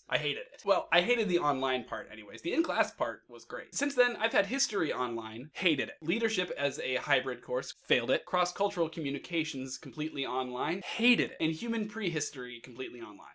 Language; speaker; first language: English; native; English